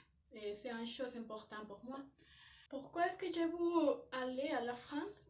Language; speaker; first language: French; non-native, learner; Spanish